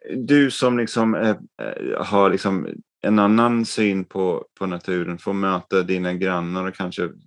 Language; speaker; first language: Swedish; non-native, fluent; English